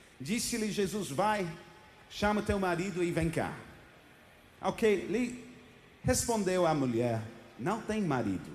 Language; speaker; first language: Portuguese; non-native, fluent; English